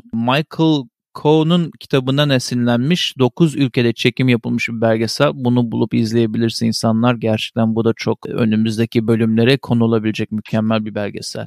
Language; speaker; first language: Turkish; native; Turkish